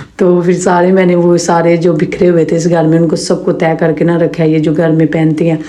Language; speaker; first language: Urdu; non-native, local second language; Punjabi